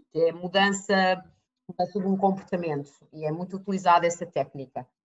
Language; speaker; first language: Portuguese; early bilingual, other home language; English